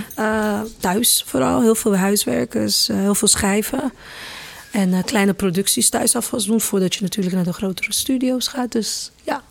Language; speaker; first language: Dutch; non-native, fluent; Kabuverdianu